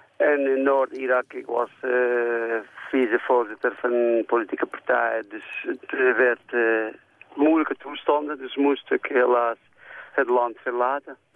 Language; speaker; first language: Dutch; non-native, fluent; Central Kurdish